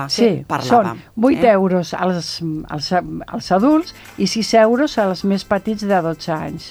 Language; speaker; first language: Catalan; non-native, local second language; Spanish